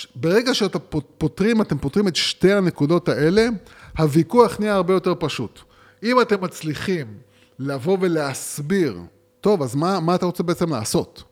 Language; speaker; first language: Hebrew; native; Hebrew